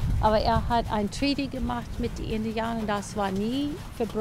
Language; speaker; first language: German; early bilingual, heritage; English